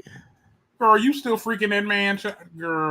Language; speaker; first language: English; native; English